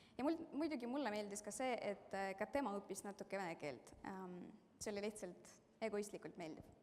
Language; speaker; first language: Estonian; non-native, local second language; Russian